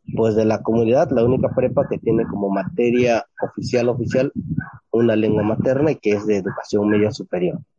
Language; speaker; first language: Spanish; non-native, local second language; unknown